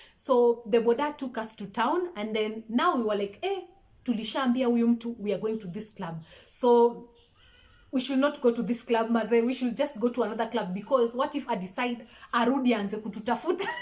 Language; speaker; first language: English; non-native, local second language; Swahili